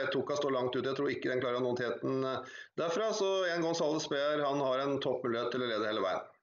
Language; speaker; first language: Norwegian; native; Norwegian